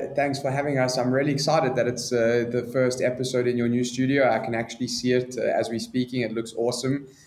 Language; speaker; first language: English; native; English